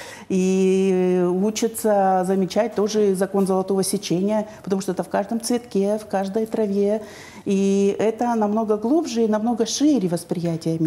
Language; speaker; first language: Russian; native; Russian